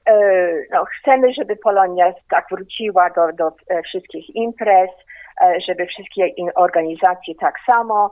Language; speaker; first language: Polish; early bilingual, heritage; Polish